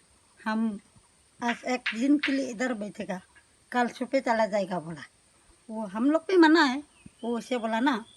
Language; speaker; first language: Hindi; non-native, local second language; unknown